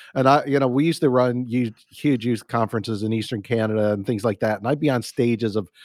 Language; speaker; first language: English; native; English